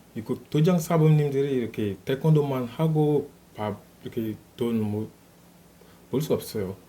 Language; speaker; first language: Korean; non-native, fluent; French